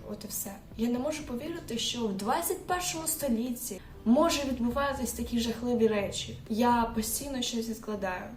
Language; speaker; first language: Ukrainian; non-native, local second language; Russian